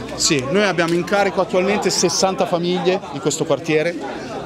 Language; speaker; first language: Italian; native; Italian